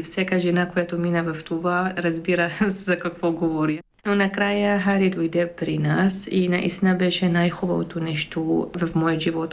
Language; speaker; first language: Bulgarian; non-native, fluent; Arabic